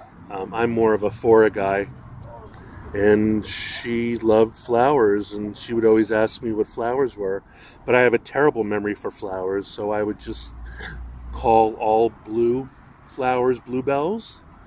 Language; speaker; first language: English; native; English